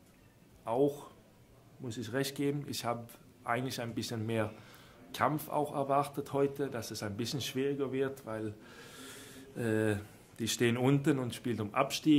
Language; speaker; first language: German; non-native, fluent; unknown